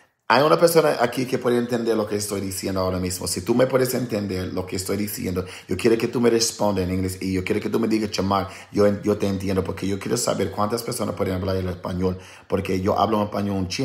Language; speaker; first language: Spanish; non-native, learner; English